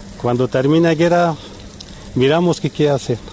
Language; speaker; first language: Spanish; non-native, learner; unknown